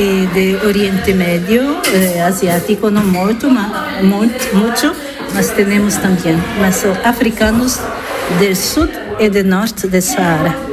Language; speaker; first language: Spanish; non-native, learner; Italian